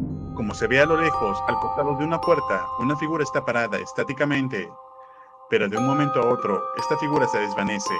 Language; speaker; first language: Spanish; native; Spanish